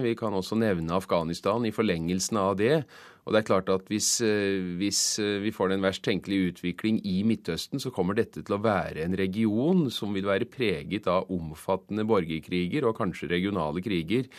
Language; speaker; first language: Norwegian; native; Norwegian